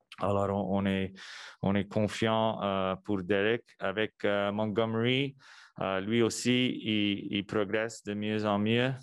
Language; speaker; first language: French; non-native, local second language; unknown